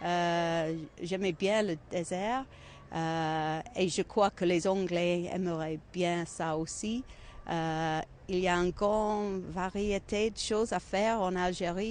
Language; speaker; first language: French; non-native, learner; English